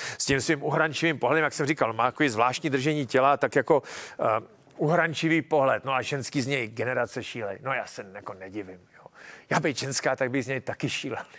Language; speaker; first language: Czech; native; Czech